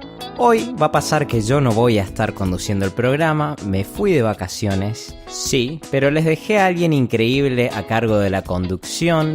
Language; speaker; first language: Spanish; native; Spanish